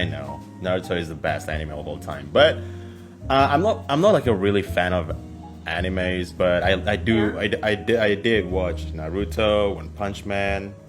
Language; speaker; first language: English; non-native, fluent; Indonesian